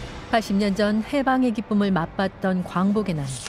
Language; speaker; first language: Korean; native; Korean